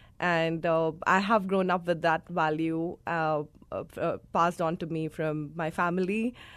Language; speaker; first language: English; non-native, local second language; Hindi